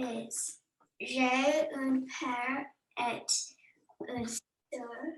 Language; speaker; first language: French; non-native, learner; English